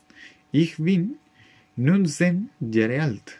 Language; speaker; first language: German; non-native, learner; Spanish